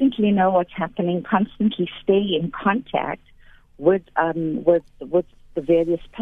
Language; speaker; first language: English; native; English